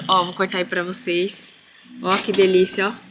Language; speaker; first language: Portuguese; native; Portuguese